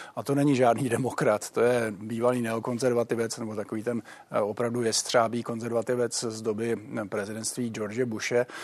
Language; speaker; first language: Czech; native; Czech